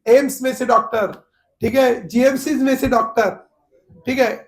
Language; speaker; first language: Hindi; non-native, local second language; Marathi